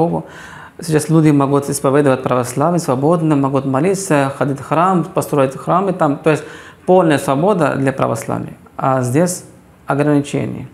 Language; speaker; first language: Russian; non-native, fluent; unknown